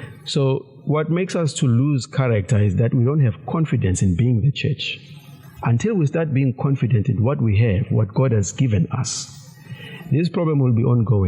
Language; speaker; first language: English; non-native, local second language; Zulu